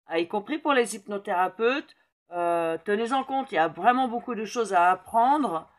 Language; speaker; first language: French; native; French